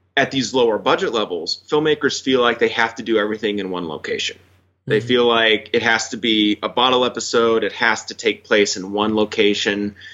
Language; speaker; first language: English; native; English